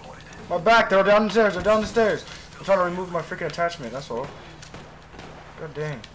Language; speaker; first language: English; native; English